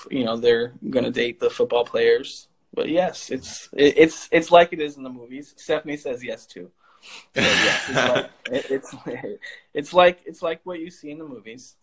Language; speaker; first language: English; native; English